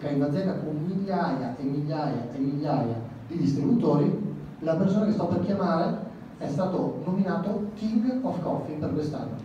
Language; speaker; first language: Italian; non-native, fluent; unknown